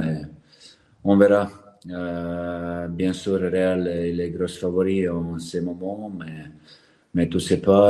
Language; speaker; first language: French; non-native, learner; Serbian